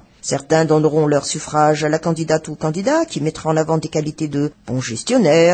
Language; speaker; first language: French; non-native, local second language; Malagasy